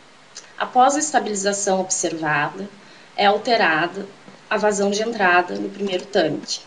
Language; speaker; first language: Portuguese; native; Portuguese